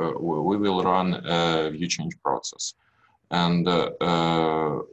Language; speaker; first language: English; non-native, learner; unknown